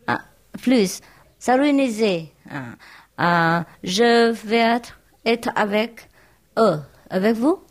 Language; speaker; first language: French; non-native, learner; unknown